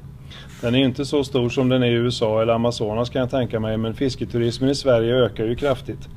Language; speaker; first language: Swedish; native; Swedish